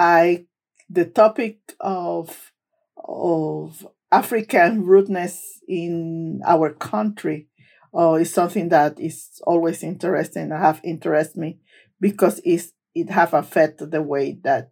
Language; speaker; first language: English; non-native, fluent; Spanish